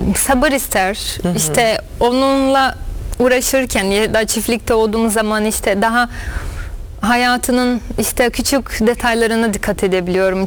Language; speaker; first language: Turkish; non-native, fluent; Portuguese